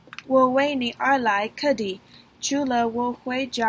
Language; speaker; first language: Chinese; non-native, learner; English